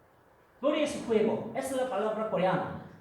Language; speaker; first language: Spanish; non-native, fluent; Korean